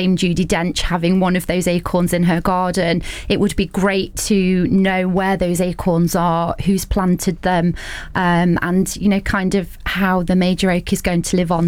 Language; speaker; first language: English; native; English